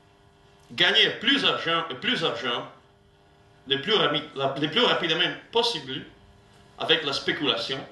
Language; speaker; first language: French; non-native, learner; Italian